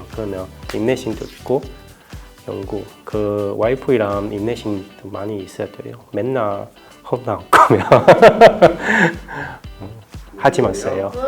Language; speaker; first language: Korean; non-native, learner; Chinese